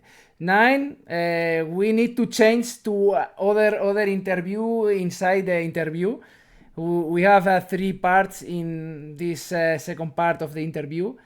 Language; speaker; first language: English; non-native, fluent; Spanish